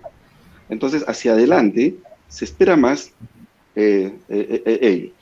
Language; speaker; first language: Spanish; native; Spanish